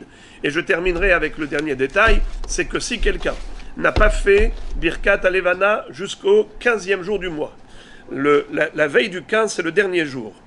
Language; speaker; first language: French; native; French